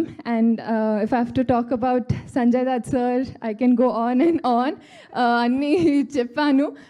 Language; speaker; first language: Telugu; non-native, learner; Kannada